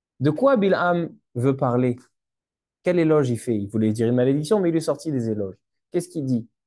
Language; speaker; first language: French; native; French